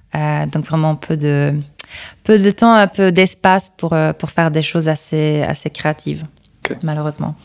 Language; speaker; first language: French; non-native, fluent; Polish